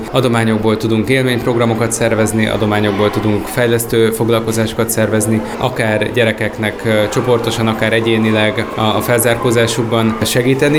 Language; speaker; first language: Hungarian; native; Hungarian